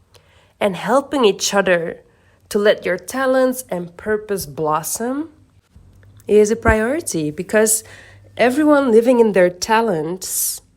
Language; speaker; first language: English; non-native, fluent; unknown